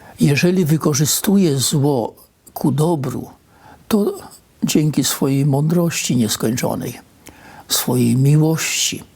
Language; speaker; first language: Polish; native; Polish